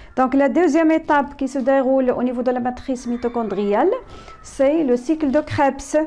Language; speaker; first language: French; non-native, local second language; Arabic